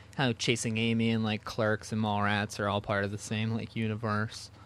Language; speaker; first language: English; native; English